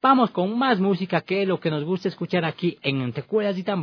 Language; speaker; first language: Spanish; native; Spanish